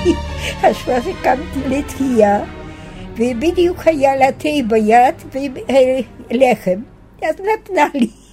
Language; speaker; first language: Hebrew; non-native, fluent; Yiddish